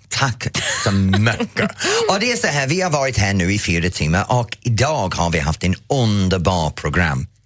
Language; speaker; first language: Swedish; non-native, fluent; English